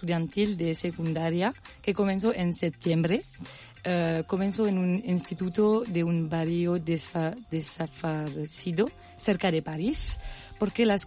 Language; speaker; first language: Spanish; non-native, learner; French